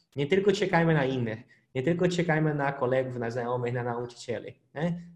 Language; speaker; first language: Polish; non-native, fluent; Portuguese